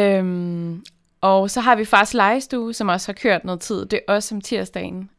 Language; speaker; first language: Danish; native; Danish